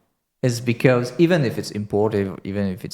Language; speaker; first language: English; non-native, fluent; French